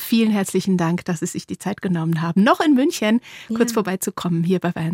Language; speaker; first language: German; native; German